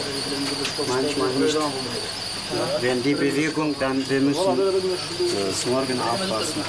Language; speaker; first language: German; non-native, learner; Kurdish